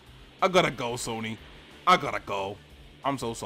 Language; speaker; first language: English; native; English